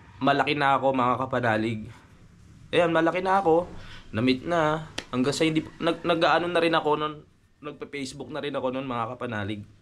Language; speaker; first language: Filipino; native; Filipino